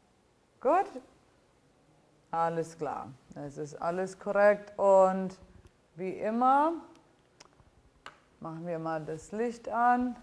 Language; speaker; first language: German; non-native, fluent; Italian